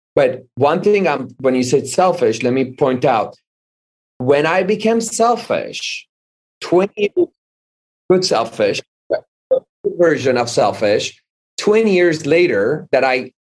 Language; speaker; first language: English; non-native, fluent; Armenian